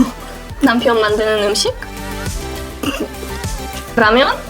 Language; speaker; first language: Korean; non-native, learner; Hungarian